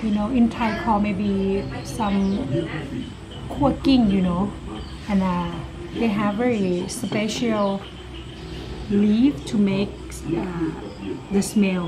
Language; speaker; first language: English; non-native, learner; Thai